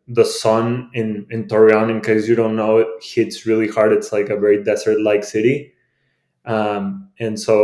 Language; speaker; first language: English; non-native, fluent; Spanish